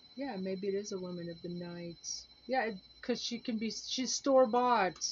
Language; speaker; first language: English; native; English